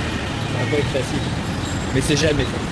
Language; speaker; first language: French; native; French